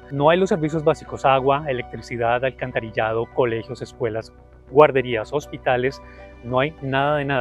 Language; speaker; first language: Spanish; native; Spanish